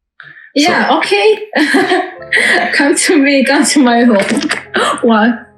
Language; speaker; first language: English; non-native, fluent; Russian